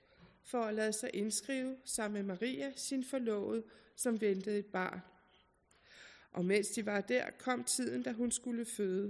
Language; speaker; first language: Danish; native; Danish